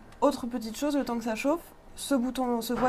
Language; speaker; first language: French; native; French